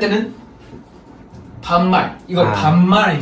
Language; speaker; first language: Korean; non-native, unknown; Japanese